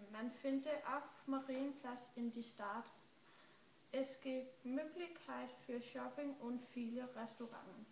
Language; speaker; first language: German; non-native, learner; Danish